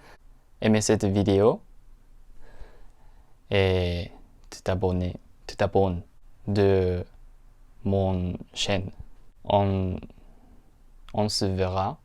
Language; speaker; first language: French; non-native, learner; Japanese